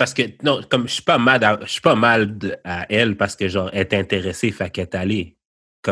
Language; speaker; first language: French; native; French